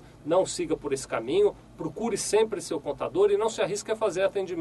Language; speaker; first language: Portuguese; native; Portuguese